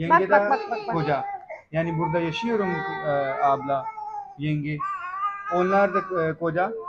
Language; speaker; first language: Turkish; non-native, learner; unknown